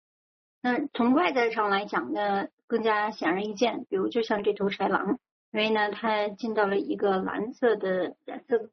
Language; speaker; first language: Chinese; native; Chinese